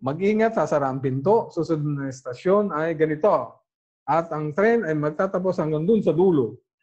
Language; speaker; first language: Filipino; native; Filipino